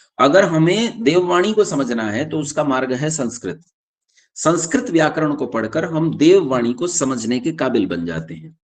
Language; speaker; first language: Hindi; native; Hindi